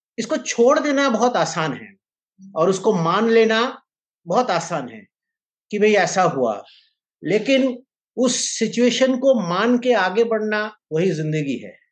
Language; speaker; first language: Hindi; native; Hindi